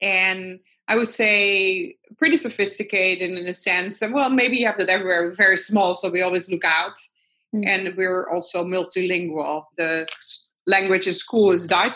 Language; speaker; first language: English; non-native, fluent; Dutch